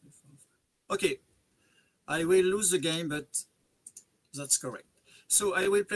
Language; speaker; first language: English; non-native, fluent; French